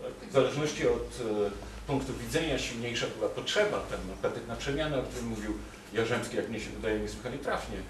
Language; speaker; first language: Polish; native; Polish